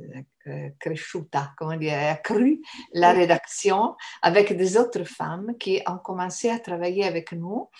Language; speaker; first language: French; non-native, fluent; Italian